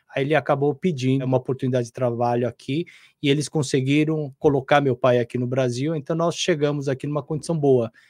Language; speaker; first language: Portuguese; non-native, fluent; Korean